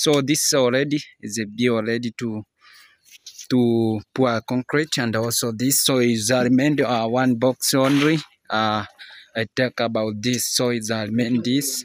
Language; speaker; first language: English; non-native, learner; Swahili